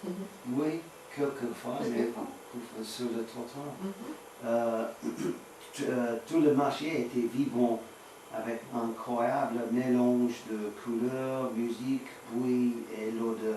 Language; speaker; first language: French; non-native, learner; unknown